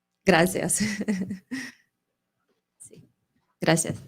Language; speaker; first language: Spanish; non-native, fluent; Russian